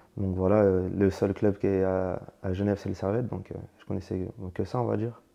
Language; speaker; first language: French; native; French